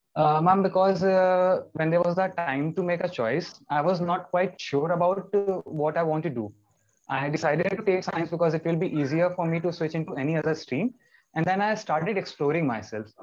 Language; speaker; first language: English; non-native, local second language; Hindi